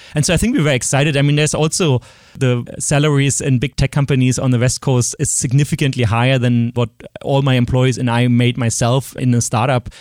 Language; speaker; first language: English; non-native, fluent; German